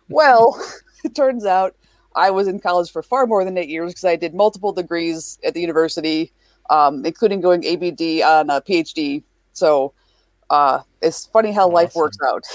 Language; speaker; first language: English; native; English